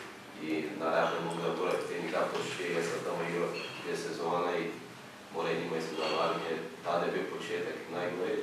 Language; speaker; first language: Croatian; non-native, fluent; Portuguese